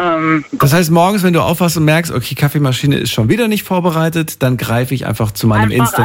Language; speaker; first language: German; native; German